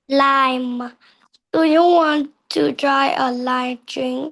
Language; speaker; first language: English; non-native, learner; Vietnamese